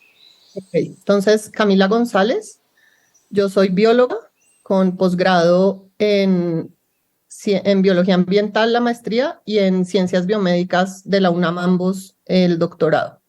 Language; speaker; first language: Spanish; native; Spanish